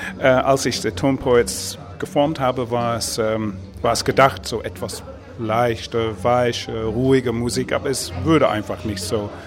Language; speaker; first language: German; non-native, fluent; English